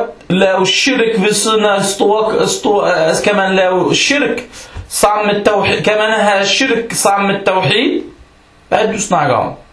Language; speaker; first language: Danish; early bilingual, other home language; Arabic